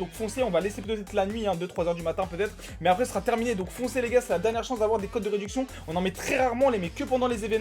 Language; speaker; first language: French; native; French